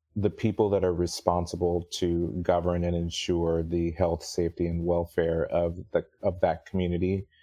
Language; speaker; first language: English; native; English